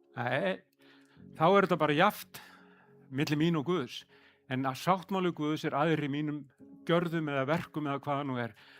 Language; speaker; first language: Icelandic; native; Icelandic